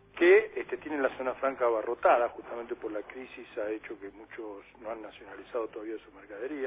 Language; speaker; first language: Spanish; native; Spanish